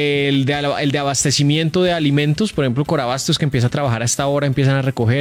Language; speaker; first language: Spanish; native; Spanish